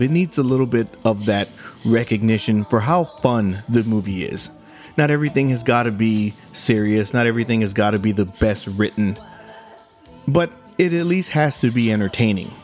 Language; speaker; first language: English; native; English